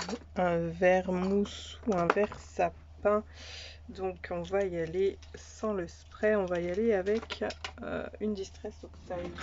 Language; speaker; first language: French; native; French